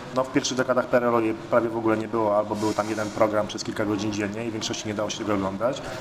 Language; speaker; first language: Polish; native; Polish